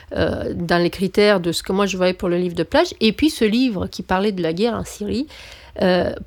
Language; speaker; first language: French; non-native, fluent; Romanian